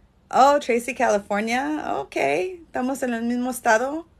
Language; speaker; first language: Spanish; early bilingual, heritage; Spanish